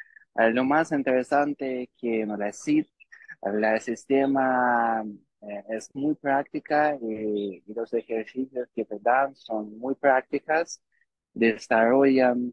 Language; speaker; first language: Spanish; non-native, learner; Russian